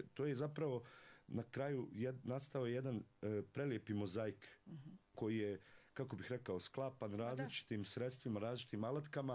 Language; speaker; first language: Serbian; native; Serbian